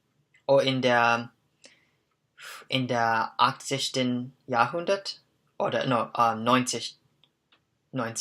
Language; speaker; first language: German; non-native, learner; English